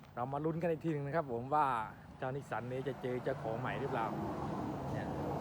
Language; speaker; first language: Thai; non-native, local second language; Khmer